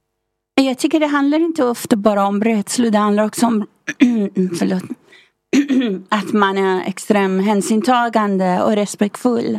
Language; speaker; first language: Swedish; non-native, fluent; Persian